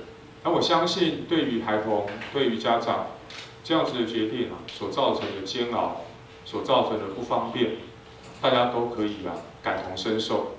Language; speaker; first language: Chinese; native; Chinese